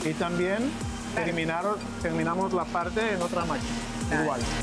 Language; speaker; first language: Spanish; non-native, learner; Hebrew